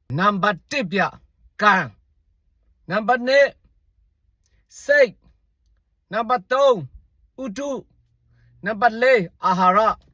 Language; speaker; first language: Burmese; non-native, local second language; Shan